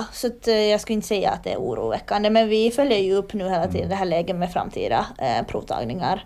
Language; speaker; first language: Swedish; native; Swedish